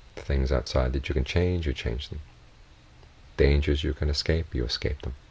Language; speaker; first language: English; native; English